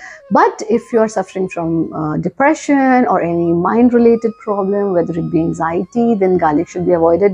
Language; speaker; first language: English; non-native, local second language; Hindi